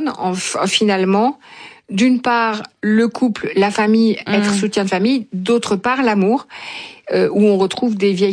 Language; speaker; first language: French; native; French